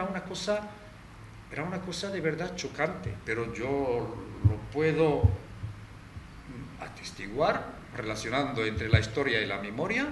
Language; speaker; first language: Spanish; non-native, fluent; Arabic